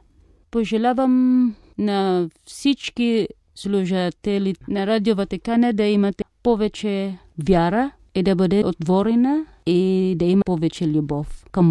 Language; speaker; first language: Bulgarian; non-native, fluent; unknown